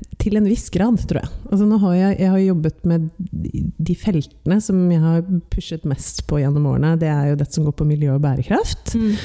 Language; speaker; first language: Norwegian; native; Norwegian